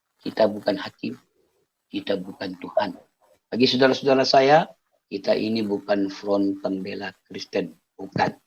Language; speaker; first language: Indonesian; non-native, local second language; Achinese